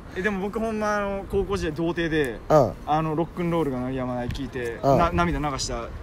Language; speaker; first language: Japanese; native; Japanese